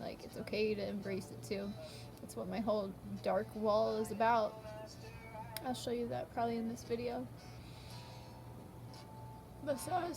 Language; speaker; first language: English; native; English